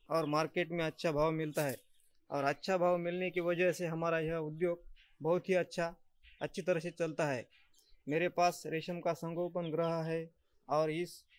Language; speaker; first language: Hindi; non-native, local second language; Marathi